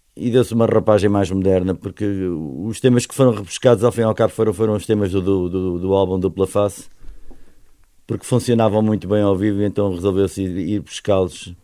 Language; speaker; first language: Portuguese; native; Portuguese